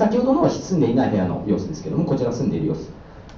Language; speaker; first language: Japanese; native; Japanese